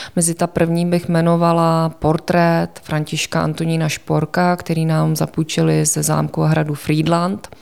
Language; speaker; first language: Czech; native; Czech